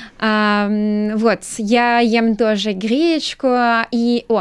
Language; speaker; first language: Russian; non-native, learner; French